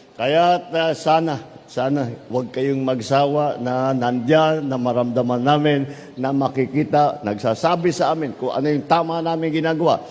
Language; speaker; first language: Filipino; native; Filipino